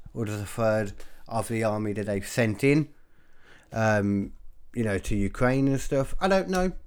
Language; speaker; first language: English; native; English